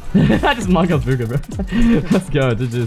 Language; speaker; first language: English; native; English